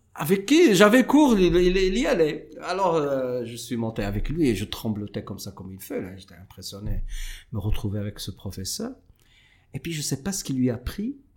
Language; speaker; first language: French; non-native, local second language; Arabic